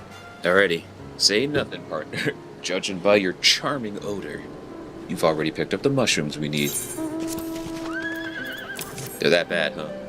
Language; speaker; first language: English; native; English